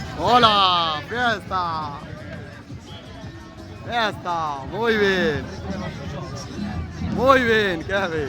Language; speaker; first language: Spanish; non-native, learner; Bangla